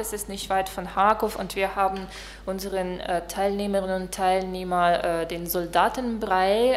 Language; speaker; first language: German; non-native, fluent; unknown